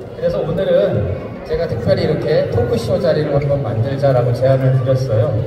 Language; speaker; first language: Korean; native; Korean